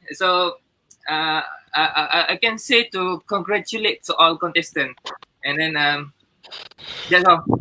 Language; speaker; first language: English; non-native, learner; Malay